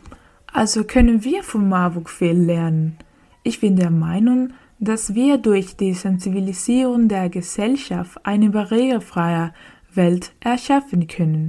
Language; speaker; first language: German; non-native, learner; Spanish